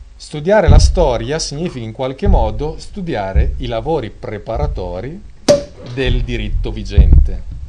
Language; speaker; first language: Italian; native; Italian